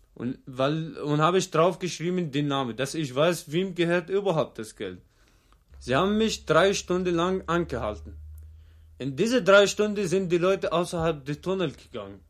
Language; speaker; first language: German; non-native, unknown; Arabic